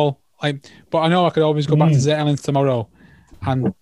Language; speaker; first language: English; native; English